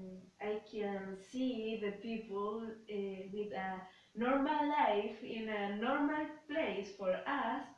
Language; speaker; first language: English; non-native, learner; Spanish